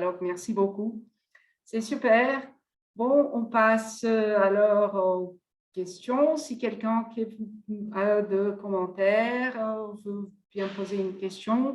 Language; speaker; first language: French; non-native, fluent; Portuguese